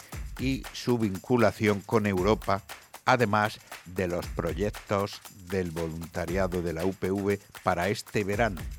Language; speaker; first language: Spanish; native; Spanish